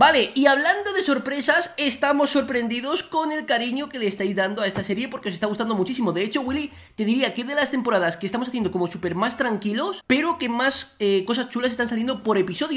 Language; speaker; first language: Spanish; native; Spanish